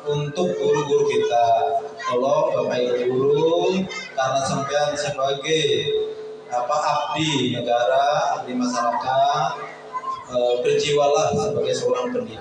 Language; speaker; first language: Indonesian; non-native, local second language; Banjar